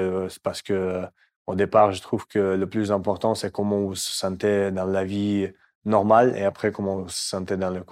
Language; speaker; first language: French; non-native, fluent; Russian